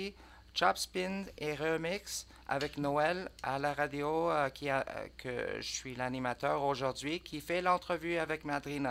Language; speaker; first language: French; non-native, learner; English